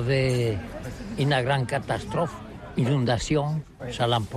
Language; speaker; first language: French; non-native, learner; Catalan